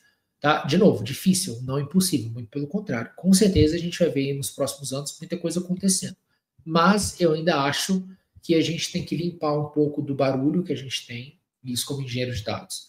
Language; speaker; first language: Portuguese; native; Portuguese